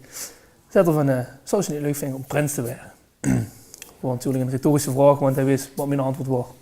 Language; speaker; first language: Dutch; native; Dutch